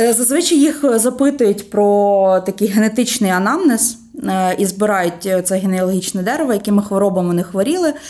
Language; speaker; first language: Ukrainian; native; Ukrainian